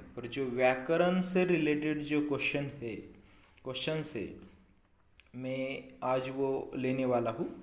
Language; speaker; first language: Hindi; non-native, local second language; Marathi